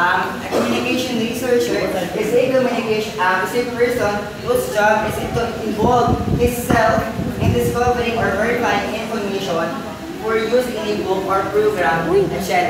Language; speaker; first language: English; non-native, local second language; Filipino